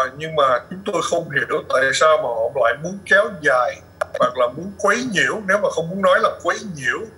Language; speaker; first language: Vietnamese; early bilingual, other home language; English